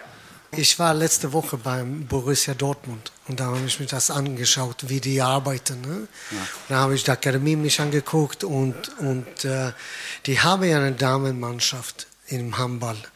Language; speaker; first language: German; non-native, fluent; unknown